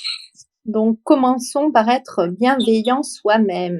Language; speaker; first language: French; native; French